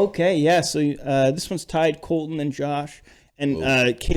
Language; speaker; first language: English; native; English